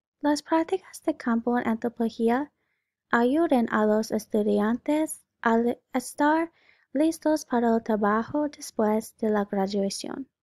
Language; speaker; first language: Spanish; non-native, learner; English